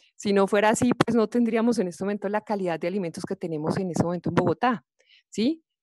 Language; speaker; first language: Spanish; native; Spanish